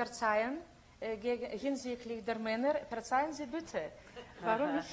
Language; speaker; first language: German; non-native, fluent; Lithuanian